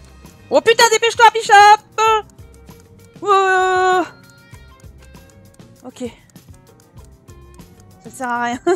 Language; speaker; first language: French; native; French